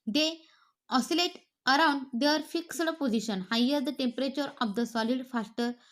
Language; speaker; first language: English; non-native, local second language; Marathi